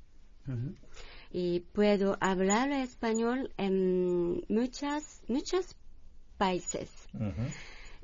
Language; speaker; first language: Spanish; non-native, learner; Japanese